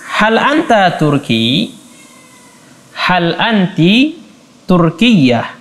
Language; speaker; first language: Arabic; non-native, fluent; Indonesian